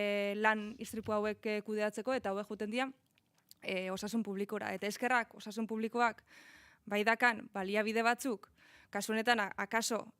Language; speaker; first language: Basque; native; Basque